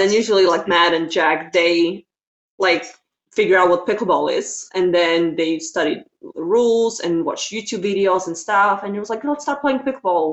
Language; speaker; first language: English; non-native, fluent; Slovak